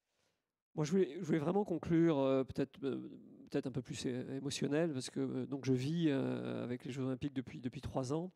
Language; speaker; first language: French; native; French